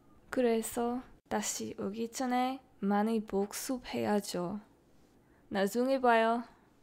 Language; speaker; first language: Korean; non-native, learner; English